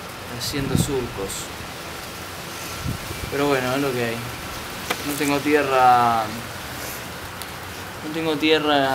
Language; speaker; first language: Spanish; native; Spanish